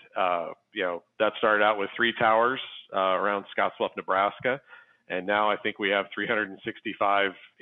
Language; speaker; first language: English; native; English